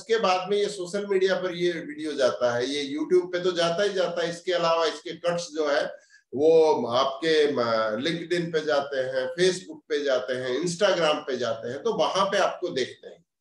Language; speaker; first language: Hindi; native; Hindi